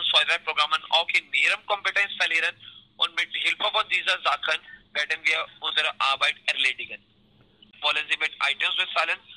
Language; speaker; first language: German; non-native, learner; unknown